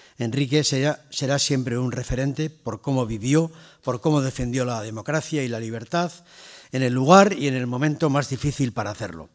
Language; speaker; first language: Spanish; native; Spanish